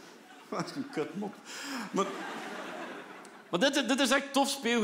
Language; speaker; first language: Dutch; native; Dutch